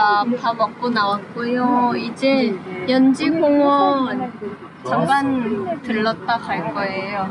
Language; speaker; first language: Korean; non-native, learner; Thai